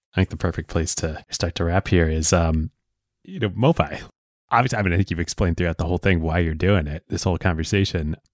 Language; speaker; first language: English; native; English